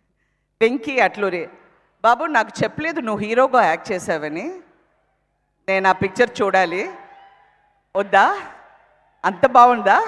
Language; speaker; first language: Telugu; non-native, fluent; Tamil